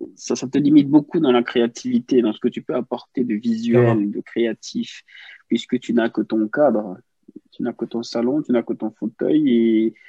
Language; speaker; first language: French; non-native, local second language; Kinyarwanda